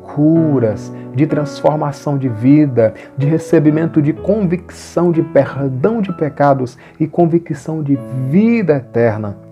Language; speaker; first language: Portuguese; native; Portuguese